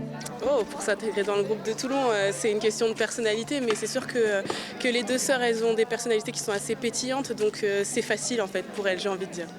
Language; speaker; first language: French; native; French